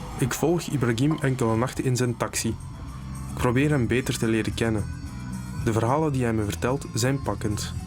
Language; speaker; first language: Dutch; native; Dutch